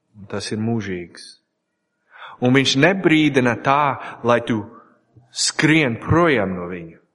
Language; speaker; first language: Latvian; non-native, learner; English